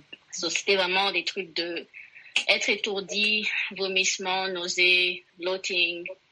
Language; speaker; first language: French; non-native, local second language; Rundi